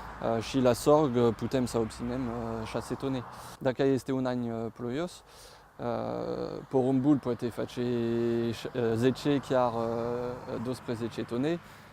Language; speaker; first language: Romanian; non-native, fluent; French